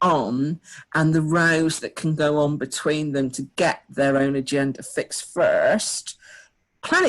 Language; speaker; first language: English; native; English